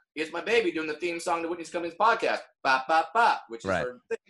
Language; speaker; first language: English; native; English